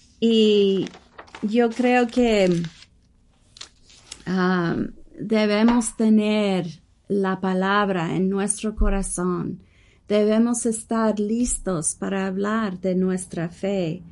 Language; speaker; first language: Spanish; early bilingual, heritage; English